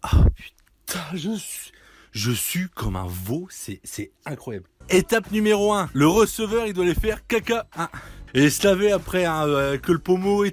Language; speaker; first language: French; native; French